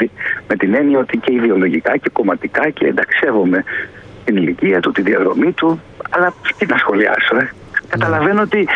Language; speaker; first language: Greek; native; Greek